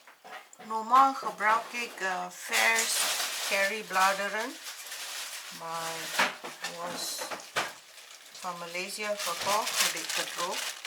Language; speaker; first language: Dutch; non-native, learner; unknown